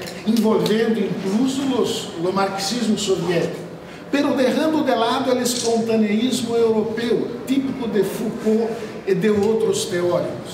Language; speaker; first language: Spanish; non-native, fluent; Portuguese